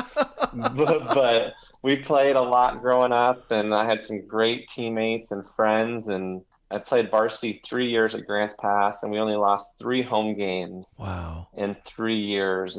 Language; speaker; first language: English; native; English